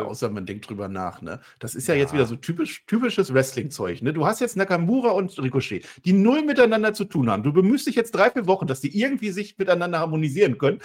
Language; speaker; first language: German; native; German